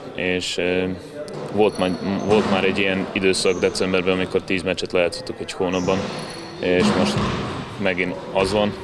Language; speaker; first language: Hungarian; non-native, learner; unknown